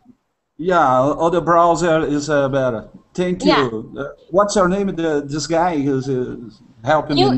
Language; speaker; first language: English; non-native, learner; Russian